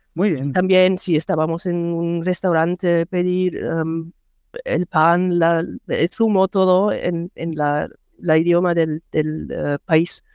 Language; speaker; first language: Spanish; non-native, learner; German